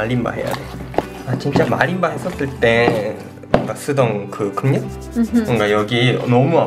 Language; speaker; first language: Korean; non-native, fluent; Japanese